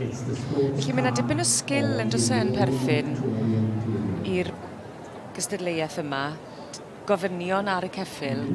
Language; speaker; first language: Welsh; native; Welsh